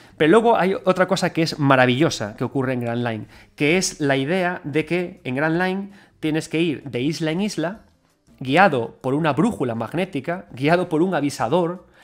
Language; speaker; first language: Spanish; native; Spanish